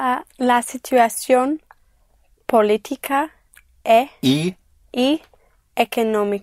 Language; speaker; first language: Spanish; non-native, learner; English